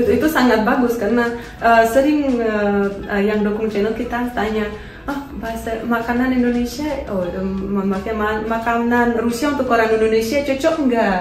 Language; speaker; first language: Indonesian; non-native, fluent; Russian